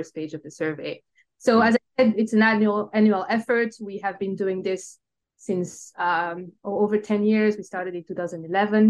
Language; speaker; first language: English; non-native, fluent; French